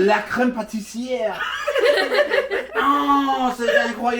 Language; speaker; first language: French; non-native, learner; English